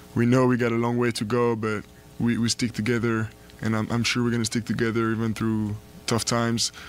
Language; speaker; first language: English; non-native, fluent; French